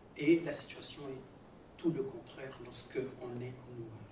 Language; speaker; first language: French; non-native, local second language; Swahili